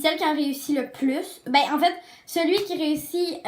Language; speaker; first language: French; native; French